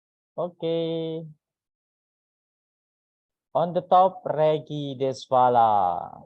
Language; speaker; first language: English; non-native, fluent; Indonesian